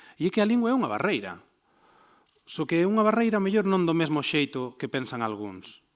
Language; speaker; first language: Galician; non-native, fluent; Spanish